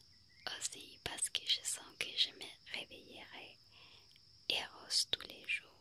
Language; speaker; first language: French; non-native, fluent; Spanish